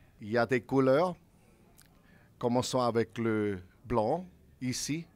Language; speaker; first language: French; non-native, learner; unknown